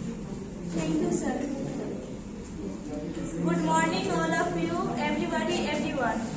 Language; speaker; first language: English; non-native, learner; Hindi